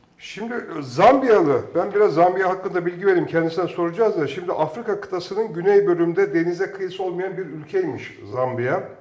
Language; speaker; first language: Turkish; native; Turkish